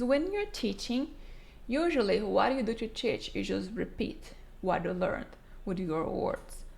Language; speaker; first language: English; non-native, fluent; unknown